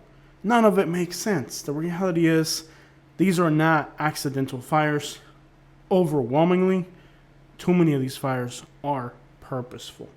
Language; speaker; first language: English; native; English